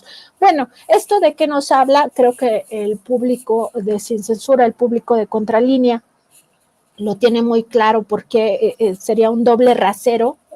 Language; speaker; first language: Spanish; native; Spanish